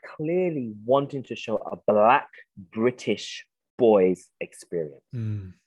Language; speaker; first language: English; native; English